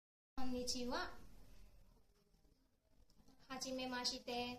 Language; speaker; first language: Japanese; non-native, learner; Burmese